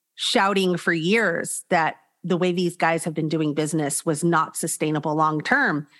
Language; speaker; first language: English; native; English